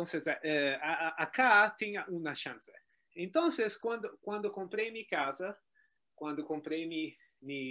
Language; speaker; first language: Spanish; non-native, learner; Portuguese